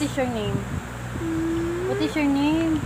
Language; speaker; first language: English; non-native, local second language; Filipino